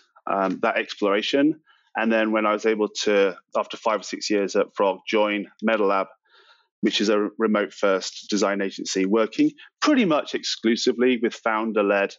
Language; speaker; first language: English; native; English